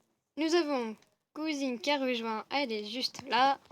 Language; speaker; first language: French; native; French